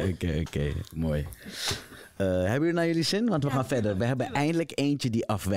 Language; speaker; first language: Dutch; native; Dutch